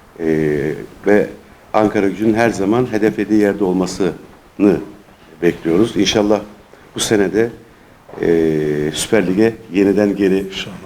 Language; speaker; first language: Turkish; native; Turkish